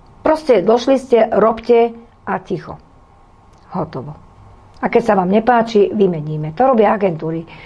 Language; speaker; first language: Slovak; native; Slovak